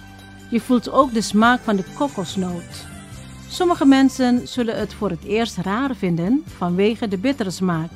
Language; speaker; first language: Dutch; non-native, fluent; Indonesian